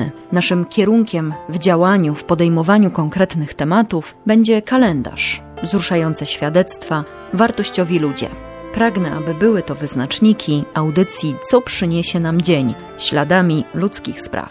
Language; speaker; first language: Polish; native; Polish